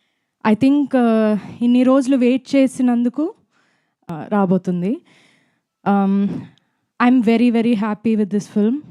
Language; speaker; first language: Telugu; non-native, fluent; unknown